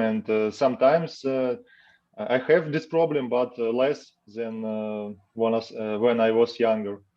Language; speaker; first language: English; non-native, learner; Russian